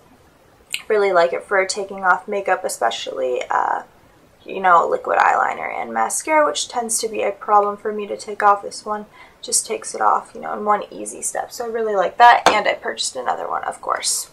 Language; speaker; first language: English; native; English